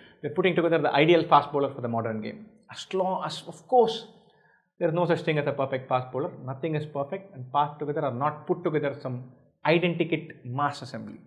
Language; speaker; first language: English; non-native, local second language; Tamil